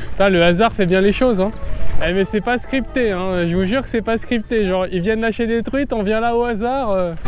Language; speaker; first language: French; native; French